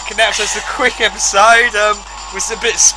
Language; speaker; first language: English; native; English